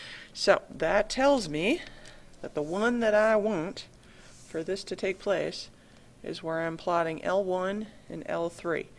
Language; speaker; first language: English; native; English